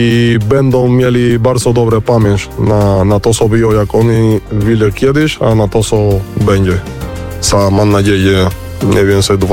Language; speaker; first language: Polish; non-native, learner; Spanish